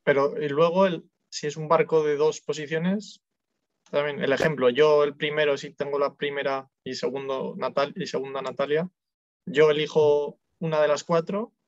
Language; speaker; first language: Spanish; non-native, learner; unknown